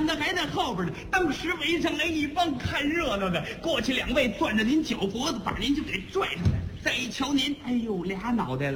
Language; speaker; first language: Chinese; native; Chinese